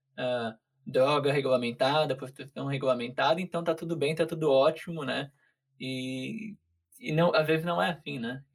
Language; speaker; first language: Portuguese; native; Portuguese